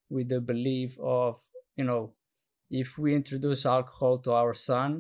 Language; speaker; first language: English; non-native, fluent; Slovenian